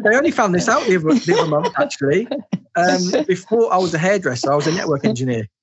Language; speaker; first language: English; native; English